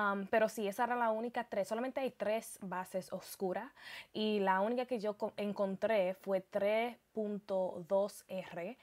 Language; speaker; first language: Spanish; early bilingual, heritage; Spanish